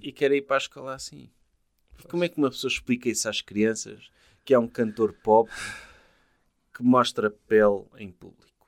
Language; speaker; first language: Portuguese; native; Portuguese